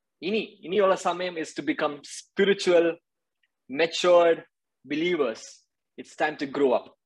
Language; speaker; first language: English; non-native, local second language; Malayalam